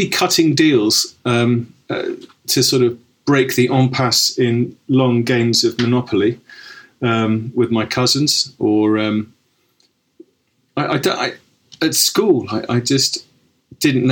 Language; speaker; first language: English; native; English